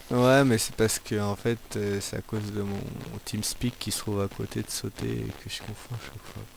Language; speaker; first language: French; native; French